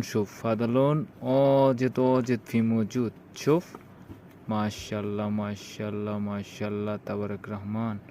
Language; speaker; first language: Arabic; non-native, learner; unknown